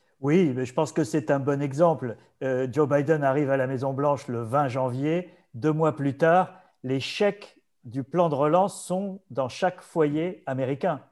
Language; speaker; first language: French; native; French